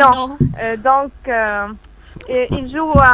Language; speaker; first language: French; non-native, learner; Arabic